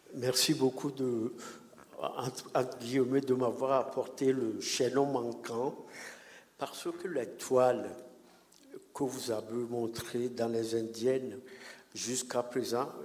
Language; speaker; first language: French; non-native, local second language; Ewe